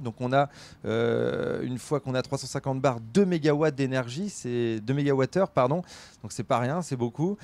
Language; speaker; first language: French; native; French